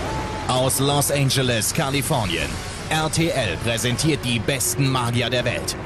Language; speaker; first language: German; native; German